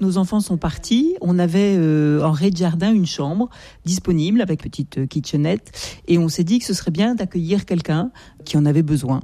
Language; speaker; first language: French; native; French